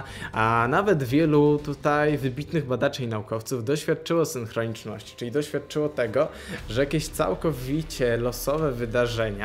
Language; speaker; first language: Polish; native; Polish